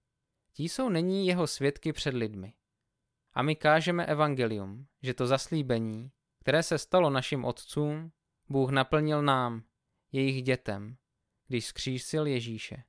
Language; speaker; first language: Czech; native; Czech